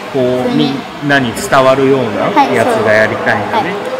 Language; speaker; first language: Japanese; native; Japanese